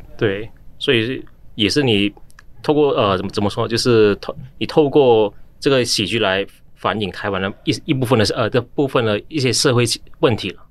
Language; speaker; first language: Chinese; native; Chinese